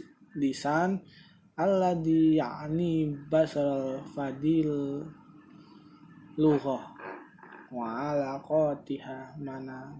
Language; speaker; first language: Arabic; non-native, learner; Indonesian